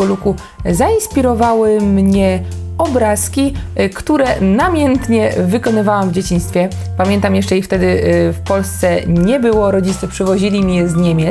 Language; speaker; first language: Polish; native; Polish